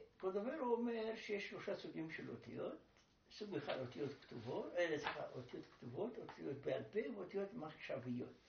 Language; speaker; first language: Hebrew; non-native, fluent; Romanian